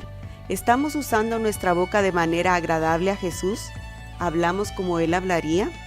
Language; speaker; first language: Spanish; native; Spanish